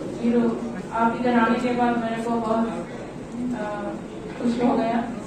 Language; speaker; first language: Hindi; non-native, local second language; Telugu